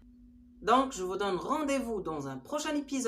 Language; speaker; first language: French; non-native, local second language; Arabic